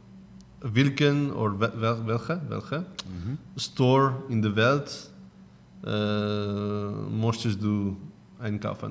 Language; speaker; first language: German; non-native, learner; Spanish